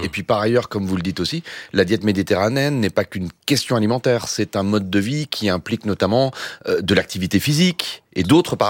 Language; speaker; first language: French; native; French